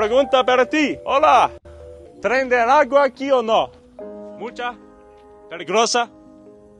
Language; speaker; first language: Spanish; non-native, learner; English